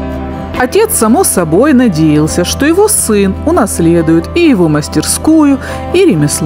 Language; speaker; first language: Russian; native; Russian